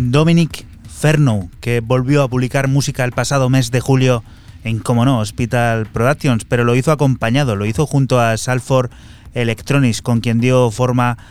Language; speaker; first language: Spanish; native; Spanish